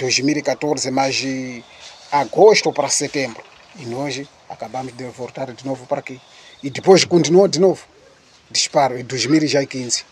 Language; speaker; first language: Portuguese; non-native, local second language; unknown